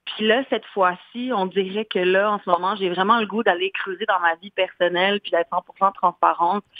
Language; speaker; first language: French; non-native, local second language; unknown